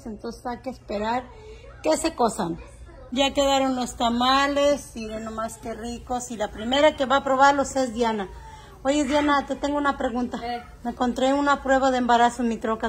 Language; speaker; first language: Spanish; native; Spanish